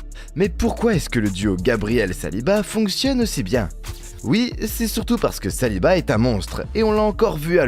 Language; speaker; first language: French; native; French